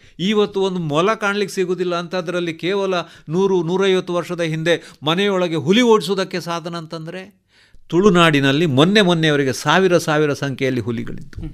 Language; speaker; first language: Kannada; non-native, local second language; Tulu